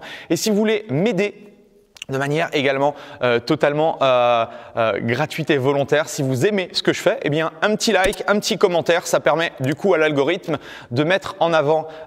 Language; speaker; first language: French; native; French